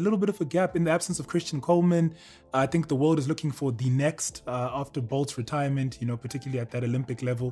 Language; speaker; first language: English; native; English